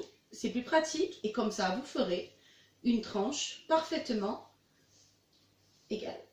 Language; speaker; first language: French; native; French